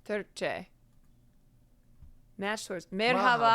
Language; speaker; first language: Turkish; non-native, learner; English